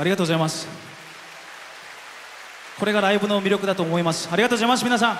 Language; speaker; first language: Japanese; non-native, fluent; Korean